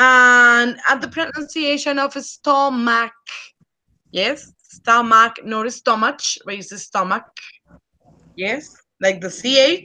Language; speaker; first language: English; non-native, fluent; Spanish